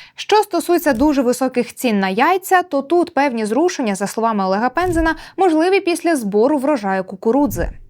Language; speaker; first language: Ukrainian; native; Ukrainian